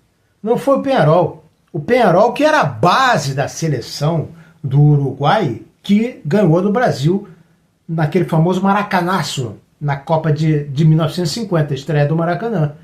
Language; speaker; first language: Portuguese; native; Portuguese